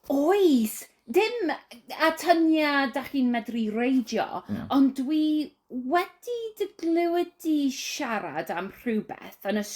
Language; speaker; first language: Welsh; non-native, learner; English